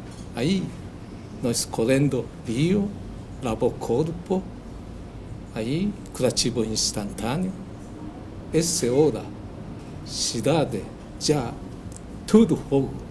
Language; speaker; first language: Portuguese; non-native, learner; Japanese